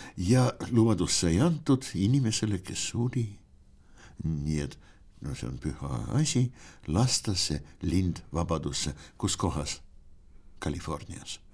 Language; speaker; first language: Estonian; non-native, local second language; Russian